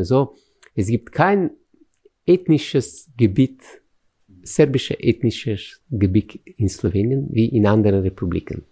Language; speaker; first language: German; non-native, fluent; Slovenian